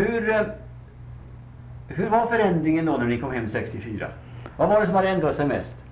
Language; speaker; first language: Swedish; native; Swedish